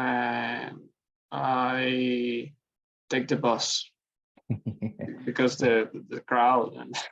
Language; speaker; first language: English; non-native, learner; Spanish